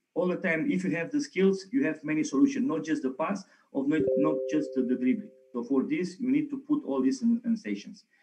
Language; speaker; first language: English; non-native, fluent; Romanian